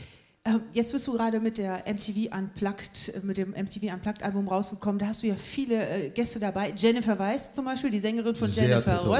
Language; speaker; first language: German; native; German